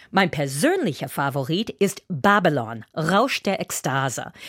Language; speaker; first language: German; non-native, fluent; English